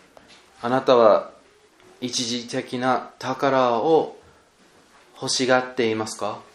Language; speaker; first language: Japanese; non-native, learner; English